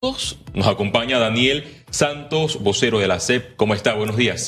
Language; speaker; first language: Spanish; native; Spanish